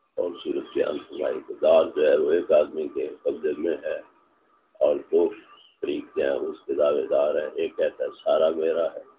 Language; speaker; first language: Urdu; non-native, local second language; Punjabi